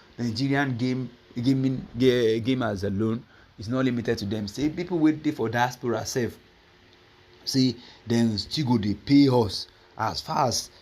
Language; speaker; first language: Nigerian Pidgin; native; Nigerian Pidgin